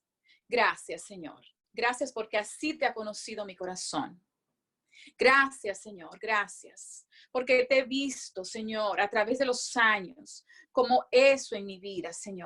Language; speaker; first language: Spanish; native; Spanish